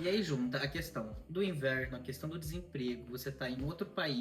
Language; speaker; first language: Portuguese; native; Portuguese